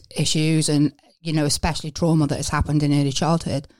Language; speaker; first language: English; native; English